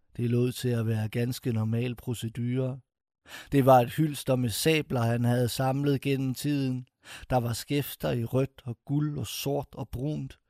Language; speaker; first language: Danish; native; Danish